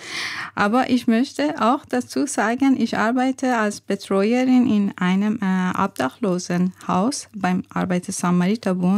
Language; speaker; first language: German; non-native, fluent; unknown